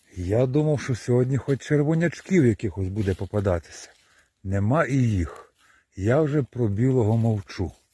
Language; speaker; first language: Ukrainian; native; Ukrainian